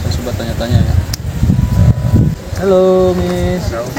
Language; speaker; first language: Indonesian; native; Indonesian